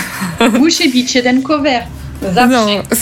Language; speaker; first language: Polish; non-native, fluent; French